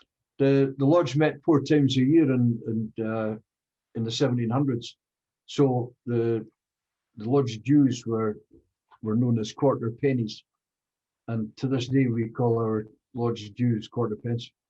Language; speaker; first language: English; native; English